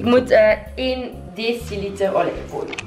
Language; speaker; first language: Dutch; native; Dutch